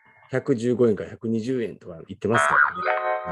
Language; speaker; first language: Japanese; native; Japanese